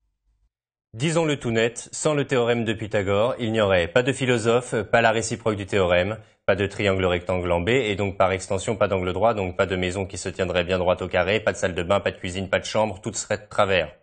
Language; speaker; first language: French; native; French